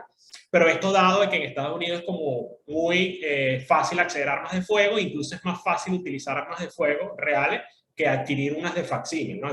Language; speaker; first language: Spanish; native; Spanish